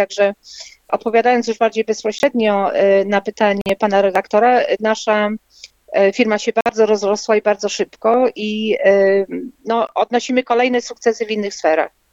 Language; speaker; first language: Polish; native; Polish